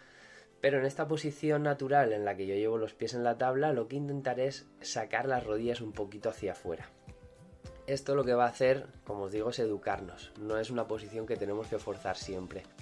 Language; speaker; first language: Spanish; native; Spanish